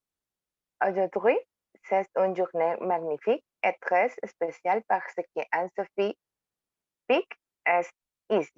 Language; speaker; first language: French; non-native, learner; Spanish